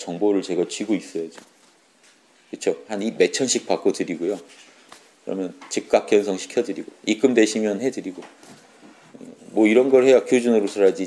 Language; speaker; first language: Korean; native; Korean